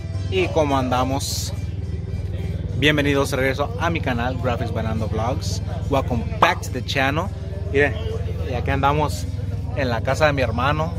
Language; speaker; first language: Spanish; early bilingual, heritage; Spanish